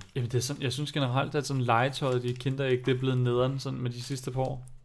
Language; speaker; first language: Danish; non-native, fluent; German